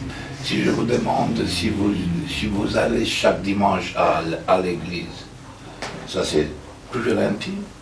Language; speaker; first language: French; non-native, fluent; Romanian